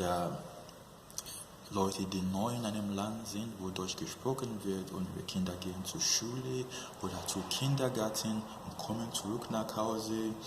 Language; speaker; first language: German; non-native, fluent; Yoruba